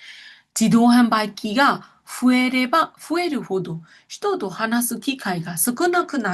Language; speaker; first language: Japanese; non-native, fluent; Burmese